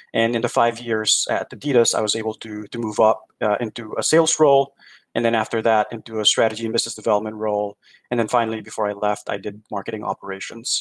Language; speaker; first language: English; non-native, local second language; Filipino